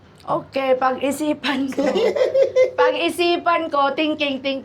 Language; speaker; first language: Filipino; non-native, local second language; Cebuano